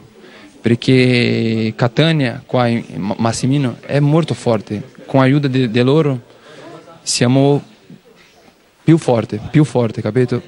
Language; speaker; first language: Italian; non-native, learner; Portuguese